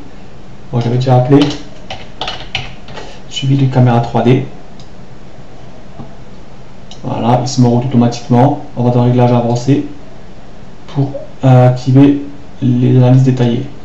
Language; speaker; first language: French; native; French